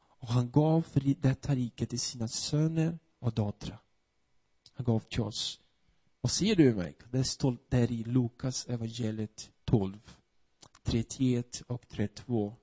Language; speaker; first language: Swedish; non-native, fluent; Portuguese